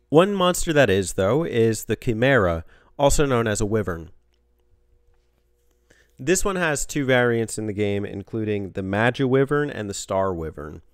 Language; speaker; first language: English; native; English